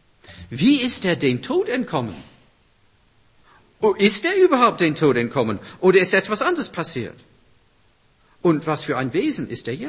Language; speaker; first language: German; non-native, fluent; English